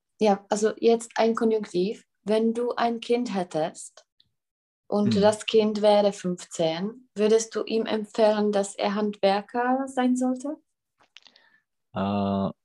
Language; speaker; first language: German; non-native, fluent; Czech